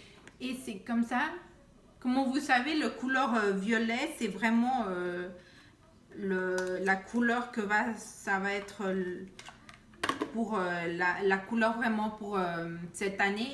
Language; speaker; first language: French; non-native, fluent; Spanish